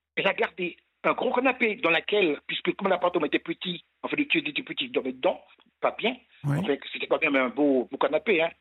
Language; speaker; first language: French; native; French